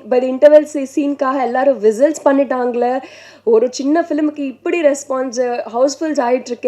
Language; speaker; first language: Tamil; non-native, learner; Telugu